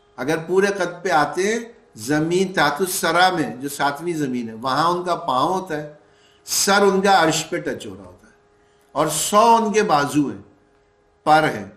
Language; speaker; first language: Urdu; native; Urdu